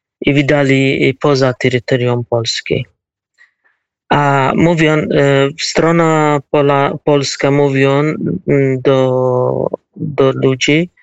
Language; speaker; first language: Polish; non-native, learner; Kurdish